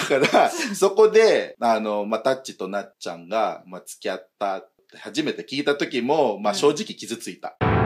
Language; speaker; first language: Japanese; non-native, fluent; Filipino